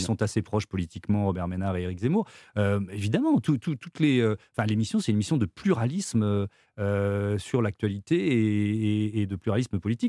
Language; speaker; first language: French; native; French